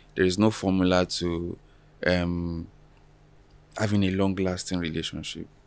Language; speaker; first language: English; non-native, local second language; Yoruba